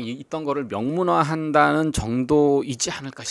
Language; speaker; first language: Korean; native; Korean